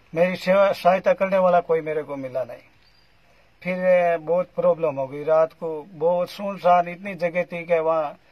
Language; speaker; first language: Hindi; native; Hindi